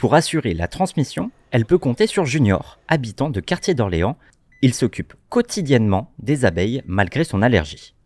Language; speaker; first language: French; native; French